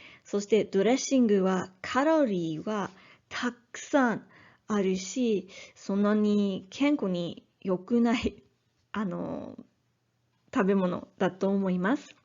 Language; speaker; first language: Japanese; non-native, learner; English